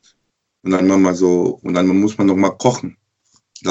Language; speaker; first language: German; non-native, local second language; French